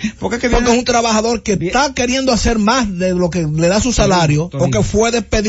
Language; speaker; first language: Spanish; native; Spanish